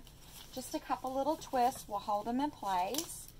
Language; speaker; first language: English; native; English